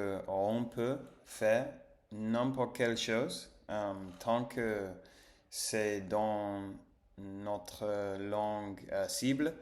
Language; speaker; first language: French; non-native, learner; English